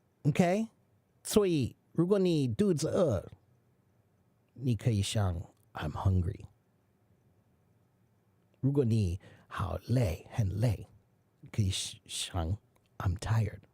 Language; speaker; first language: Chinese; non-native, learner; English